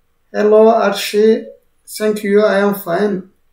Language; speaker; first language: English; non-native, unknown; Azerbaijani